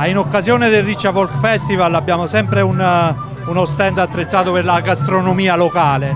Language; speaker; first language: Italian; native; Italian